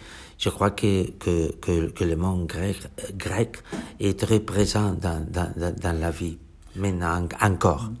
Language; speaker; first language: French; non-native, fluent; Catalan